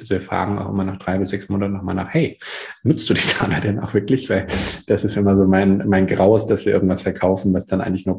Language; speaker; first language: German; native; German